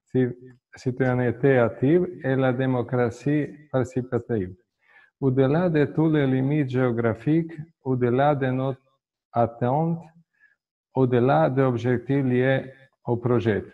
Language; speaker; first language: French; non-native, fluent; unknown